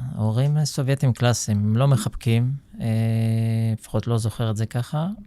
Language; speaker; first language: Hebrew; early bilingual, other home language; Russian